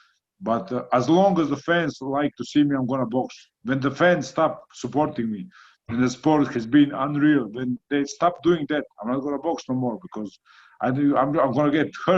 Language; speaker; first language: English; non-native, fluent; Croatian